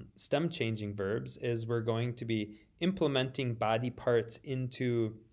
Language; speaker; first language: English; native; English